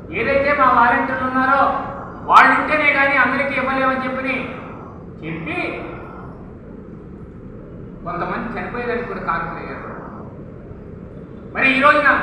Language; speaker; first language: Telugu; native; Telugu